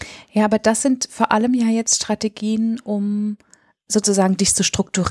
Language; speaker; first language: German; native; German